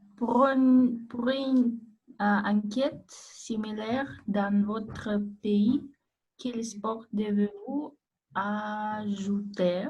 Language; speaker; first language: French; non-native, learner; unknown